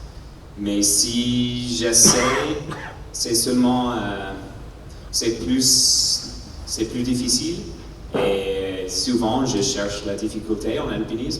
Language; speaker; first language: French; non-native, learner; English